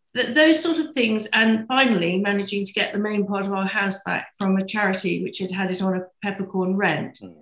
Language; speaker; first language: English; native; English